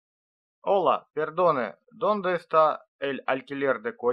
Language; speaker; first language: Spanish; non-native, learner; Russian